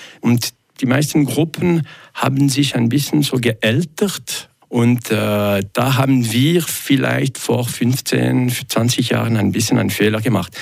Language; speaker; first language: German; non-native, local second language; French